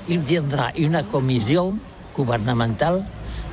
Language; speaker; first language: French; non-native, learner; Catalan